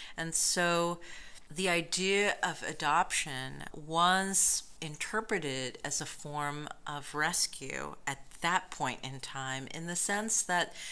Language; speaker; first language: English; native; English